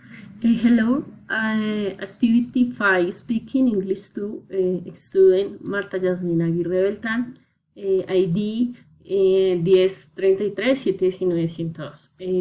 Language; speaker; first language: English; non-native, learner; Spanish